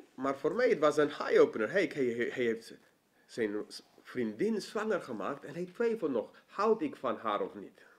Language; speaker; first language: Dutch; non-native, fluent; English